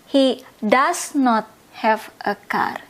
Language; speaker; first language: English; non-native, fluent; Indonesian